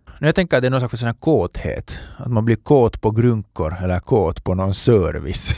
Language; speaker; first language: Swedish; native; Swedish